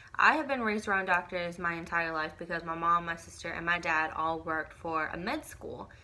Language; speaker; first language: English; native; English